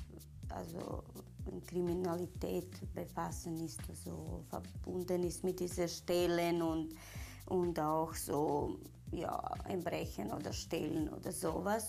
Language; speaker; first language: German; non-native, learner; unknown